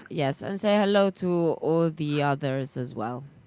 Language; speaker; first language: English; non-native, fluent; Italian